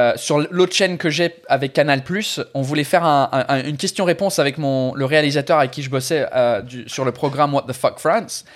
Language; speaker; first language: French; non-native, fluent; English